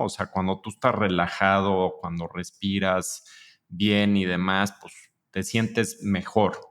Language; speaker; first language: Spanish; native; Spanish